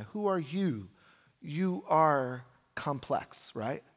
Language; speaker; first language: English; native; English